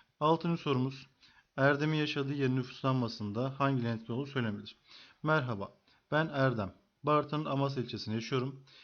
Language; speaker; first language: Turkish; native; Turkish